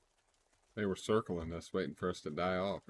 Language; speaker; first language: English; native; English